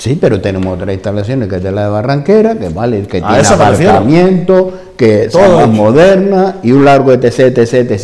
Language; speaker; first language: Spanish; native; Spanish